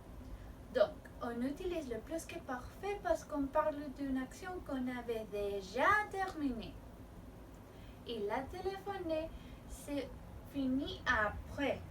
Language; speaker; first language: French; non-native, learner; Spanish